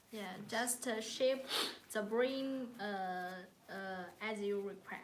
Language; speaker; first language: English; non-native, learner; Chinese